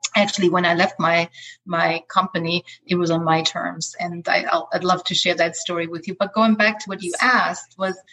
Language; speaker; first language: English; non-native, fluent; German